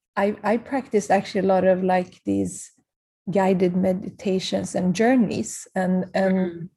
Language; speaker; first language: English; early bilingual, other home language; Kurdish